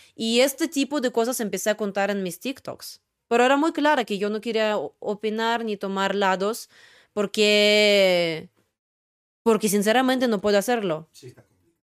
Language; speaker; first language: Spanish; non-native, fluent; Russian